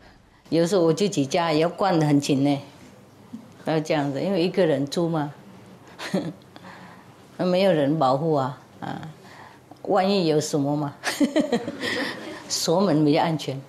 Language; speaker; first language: Chinese; non-native, fluent; Vietnamese